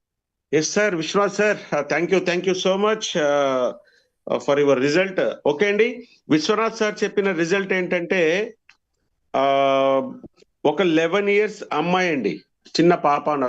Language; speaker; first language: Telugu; native; Telugu